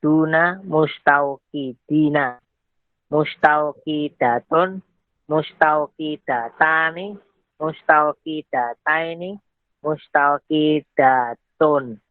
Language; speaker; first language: Arabic; non-native, learner; Indonesian